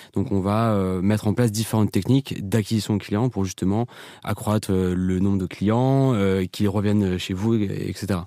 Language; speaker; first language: French; native; French